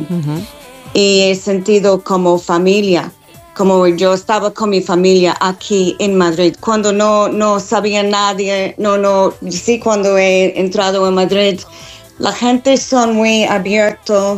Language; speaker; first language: Spanish; non-native, fluent; English